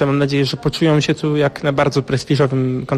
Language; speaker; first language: Polish; native; Polish